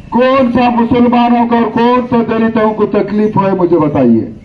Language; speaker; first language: Hindi; non-native, local second language; Marathi